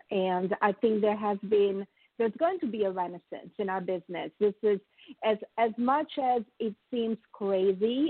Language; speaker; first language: English; non-native, fluent; Italian